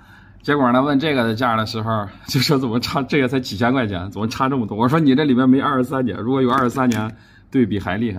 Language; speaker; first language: Chinese; native; Chinese